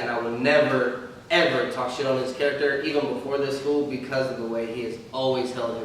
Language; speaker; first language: English; native; English